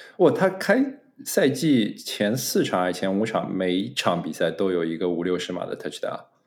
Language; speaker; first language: Chinese; native; Chinese